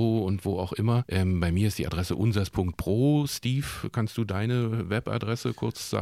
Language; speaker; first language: German; native; German